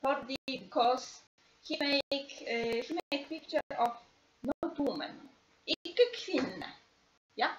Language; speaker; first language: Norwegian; non-native, learner; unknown